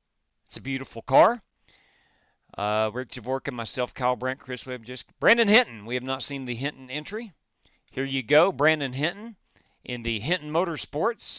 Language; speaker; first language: English; native; English